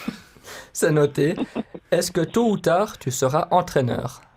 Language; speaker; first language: French; native; French